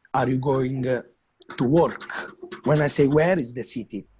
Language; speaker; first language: English; non-native, fluent; Italian